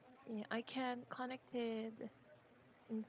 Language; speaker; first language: English; non-native, learner; Korean